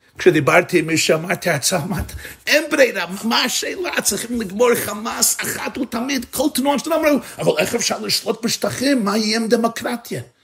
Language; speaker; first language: Hebrew; non-native, fluent; English